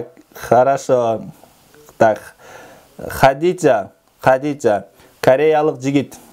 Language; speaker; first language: Russian; non-native, local second language; Kyrgyz